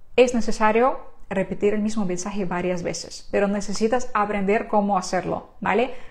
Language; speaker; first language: Spanish; non-native, fluent; Ukrainian